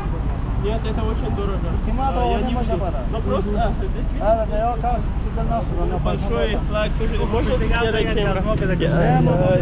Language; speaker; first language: Russian; non-native, learner; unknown